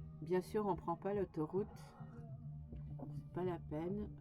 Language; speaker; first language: French; native; French